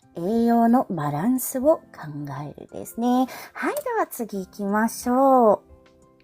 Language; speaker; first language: Japanese; non-native, fluent; Filipino